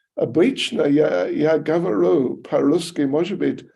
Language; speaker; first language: Russian; non-native, learner; English